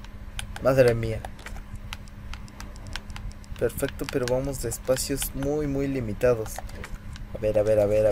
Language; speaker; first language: Spanish; native; Spanish